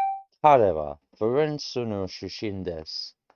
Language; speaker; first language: Japanese; non-native, learner; English